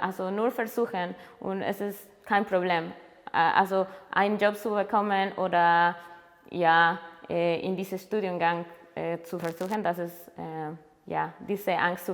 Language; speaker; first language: German; non-native, learner; Spanish